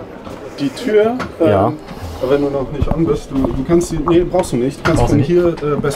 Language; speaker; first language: German; native; German